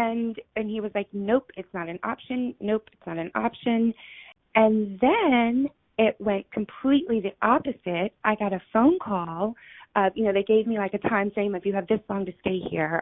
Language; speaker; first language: English; native; English